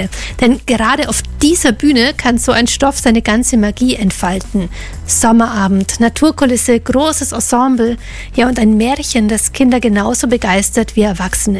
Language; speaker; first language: German; native; German